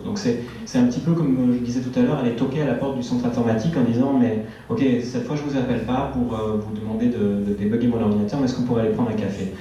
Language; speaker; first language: French; native; French